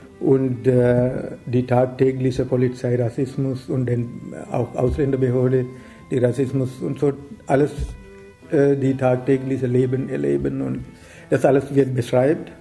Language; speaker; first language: German; non-native, learner; Sinhala